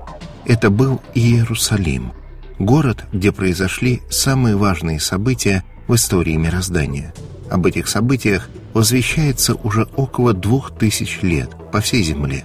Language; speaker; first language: Russian; native; Russian